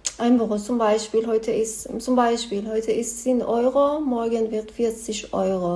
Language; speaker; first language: German; non-native, learner; Persian